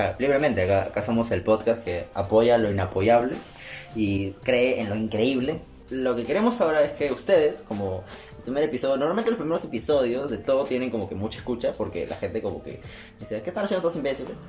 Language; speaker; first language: Spanish; native; Spanish